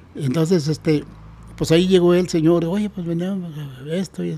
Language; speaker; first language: Spanish; native; Spanish